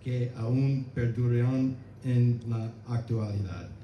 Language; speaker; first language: Spanish; non-native, learner; English